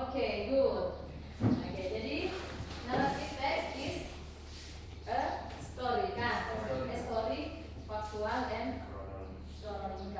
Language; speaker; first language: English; non-native, learner; Indonesian